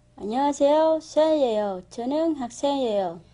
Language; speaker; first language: Korean; non-native, learner; Vietnamese